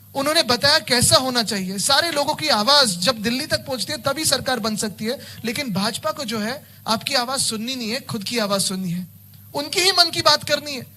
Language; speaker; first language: Hindi; non-native, local second language; Marathi